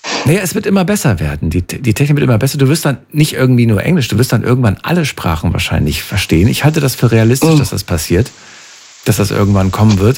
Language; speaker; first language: German; native; German